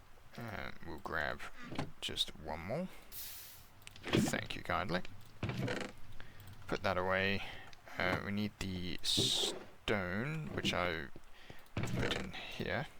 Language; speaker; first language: English; native; English